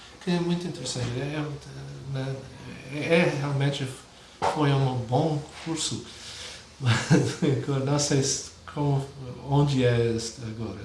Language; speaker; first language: Portuguese; non-native, fluent; English